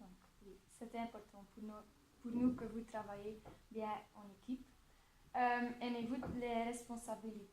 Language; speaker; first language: French; non-native, local second language; Dutch